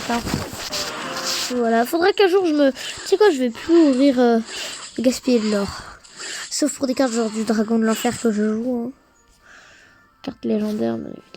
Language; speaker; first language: French; native; French